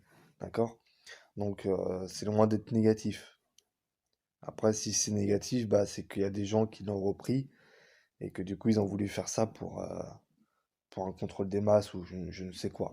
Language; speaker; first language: French; native; French